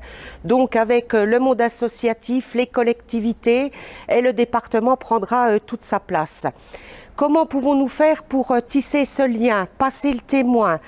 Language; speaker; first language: French; native; French